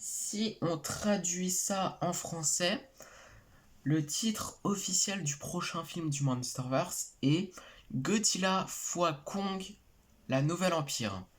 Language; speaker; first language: French; native; French